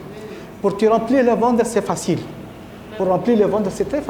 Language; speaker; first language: French; non-native, learner; Arabic